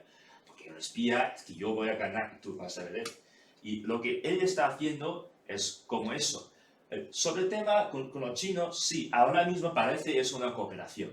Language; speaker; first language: Spanish; non-native, fluent; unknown